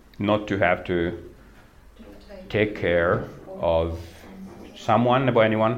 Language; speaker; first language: English; non-native, fluent; Czech